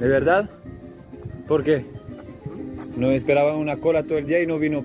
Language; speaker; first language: Spanish; non-native, learner; French